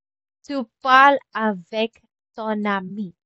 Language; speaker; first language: French; non-native, fluent; Filipino